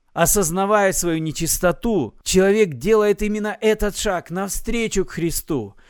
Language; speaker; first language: Russian; native; Russian